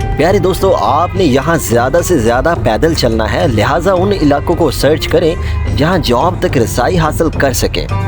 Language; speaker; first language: Urdu; non-native, local second language; Punjabi